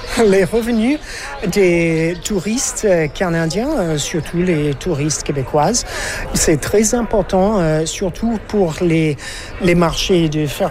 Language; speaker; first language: French; non-native, fluent; English